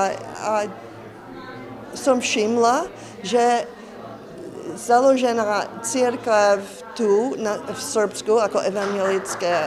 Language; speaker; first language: Slovak; early bilingual, heritage; English